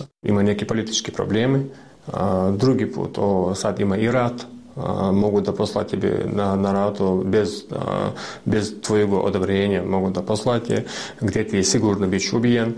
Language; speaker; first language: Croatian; non-native, learner; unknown